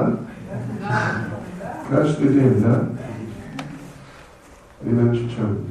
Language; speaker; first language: Russian; non-native, learner; English